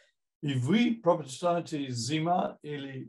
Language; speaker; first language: Russian; non-native, fluent; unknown